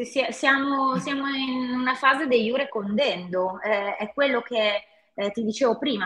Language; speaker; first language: Italian; native; Italian